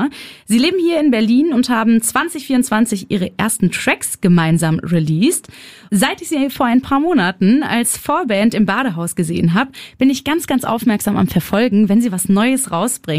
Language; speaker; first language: German; native; German